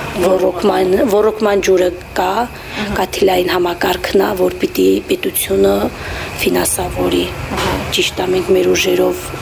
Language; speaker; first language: Armenian; native; Armenian